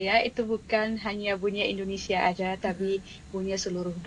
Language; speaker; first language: Indonesian; non-native, fluent; Arabic